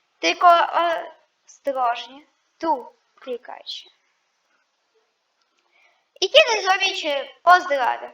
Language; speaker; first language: Polish; non-native, learner; Ukrainian